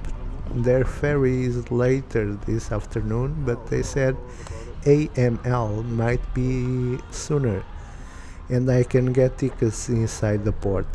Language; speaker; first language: English; non-native, fluent; Portuguese